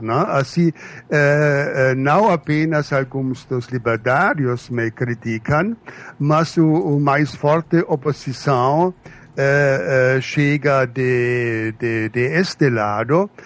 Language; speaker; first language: Portuguese; non-native, fluent; German